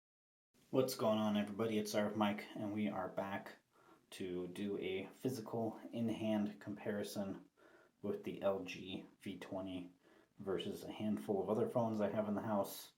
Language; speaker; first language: English; native; English